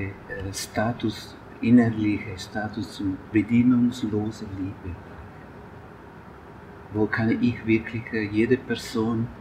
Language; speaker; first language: German; non-native, learner; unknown